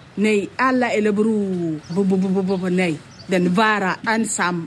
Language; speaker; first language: Swedish; non-native, learner; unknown